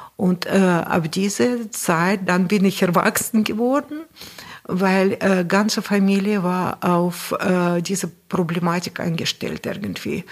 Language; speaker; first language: German; non-native, fluent; Russian